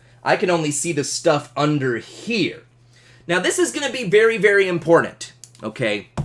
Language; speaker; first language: English; native; English